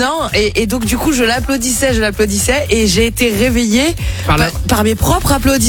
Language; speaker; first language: French; native; French